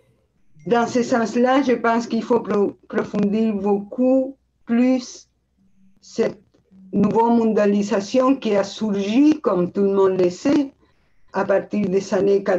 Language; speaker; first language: French; non-native, fluent; Spanish